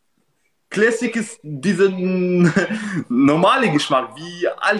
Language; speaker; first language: German; non-native, learner; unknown